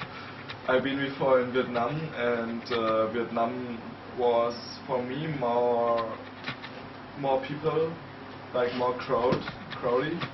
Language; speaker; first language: English; non-native, fluent; German